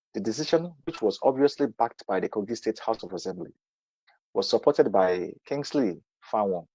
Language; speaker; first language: English; non-native, local second language; Yoruba